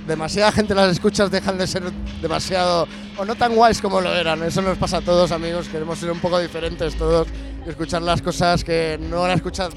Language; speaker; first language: Spanish; native; Spanish